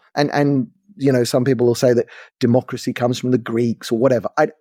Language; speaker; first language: English; native; English